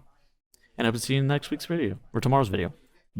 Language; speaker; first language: English; native; English